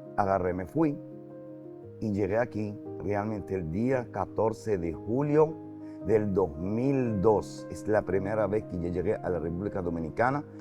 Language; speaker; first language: Spanish; non-native, fluent; Arabic